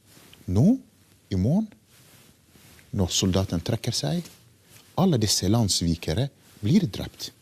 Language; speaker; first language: Norwegian; non-native, fluent; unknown